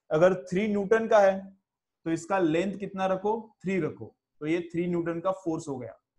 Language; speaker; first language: Hindi; non-native, local second language; Marathi